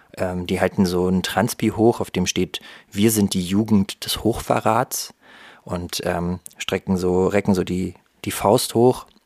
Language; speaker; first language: German; early bilingual, other home language; Russian